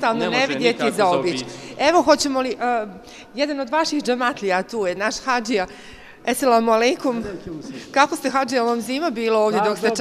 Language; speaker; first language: Croatian; native; Croatian